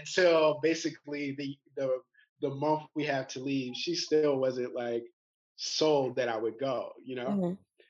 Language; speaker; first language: English; native; English